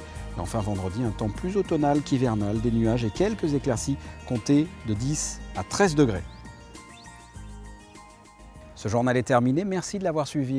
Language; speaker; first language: French; native; French